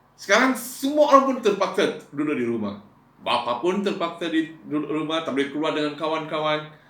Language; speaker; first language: Malay; non-native, local second language; Iban